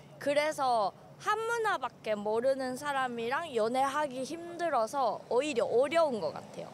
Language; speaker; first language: Korean; non-native, fluent; Japanese